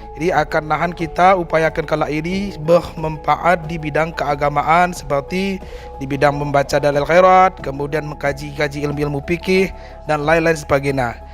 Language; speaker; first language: Malay; non-native, local second language; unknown